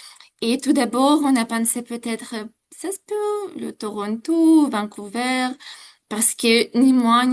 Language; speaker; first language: French; non-native, fluent; Ukrainian